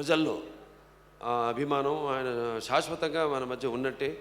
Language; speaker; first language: Telugu; native; Telugu